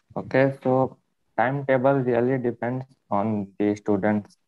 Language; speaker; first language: English; non-native, local second language; Hindi